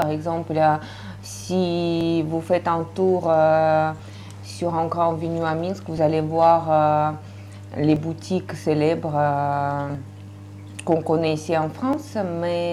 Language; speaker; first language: French; non-native, fluent; Russian